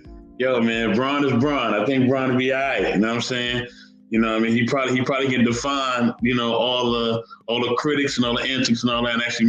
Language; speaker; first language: English; native; English